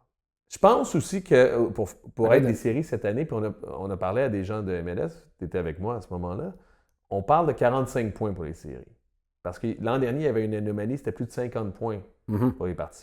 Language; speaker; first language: French; native; French